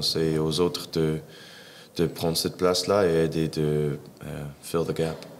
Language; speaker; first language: French; non-native, fluent; English